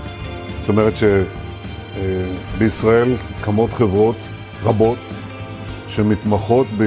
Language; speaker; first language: Hebrew; native; Hebrew